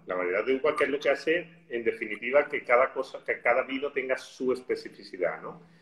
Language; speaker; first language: Spanish; native; Spanish